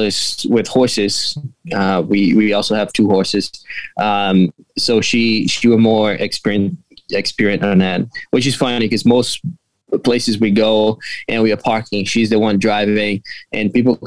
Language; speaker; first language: English; non-native, fluent; Portuguese